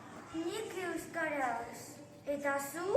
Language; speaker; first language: Basque; non-native, local second language; Spanish